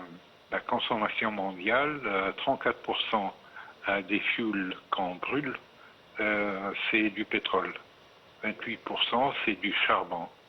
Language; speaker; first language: French; non-native, fluent; Arabic